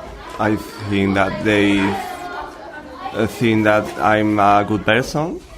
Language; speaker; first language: English; non-native, learner; Spanish